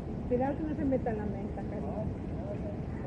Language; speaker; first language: Spanish; native; Spanish